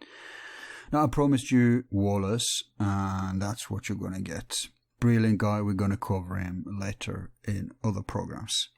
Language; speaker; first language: English; non-native, fluent; Norwegian